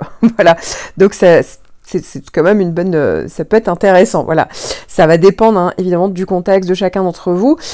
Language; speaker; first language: French; native; French